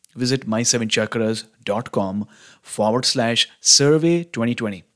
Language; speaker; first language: English; non-native, local second language; Hindi